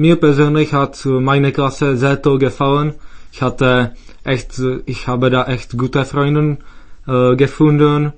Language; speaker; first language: German; non-native, fluent; Czech